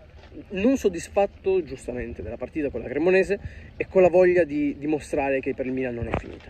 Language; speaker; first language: Italian; native; Italian